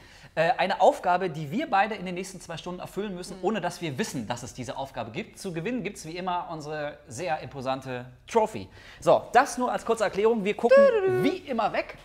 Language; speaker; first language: German; native; German